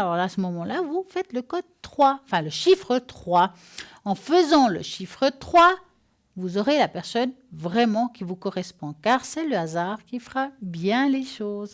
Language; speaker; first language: French; native; French